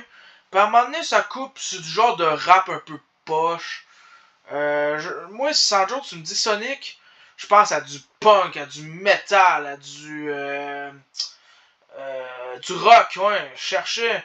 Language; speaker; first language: French; native; French